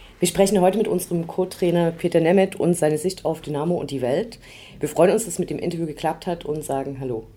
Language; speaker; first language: German; native; German